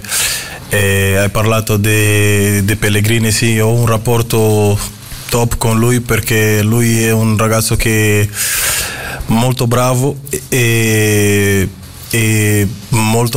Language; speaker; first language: Italian; non-native, fluent; Portuguese